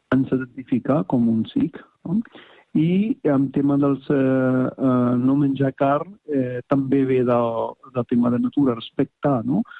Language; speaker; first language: Catalan; non-native, fluent; Punjabi